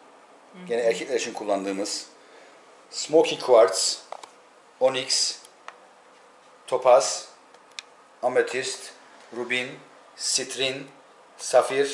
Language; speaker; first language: Turkish; native; Turkish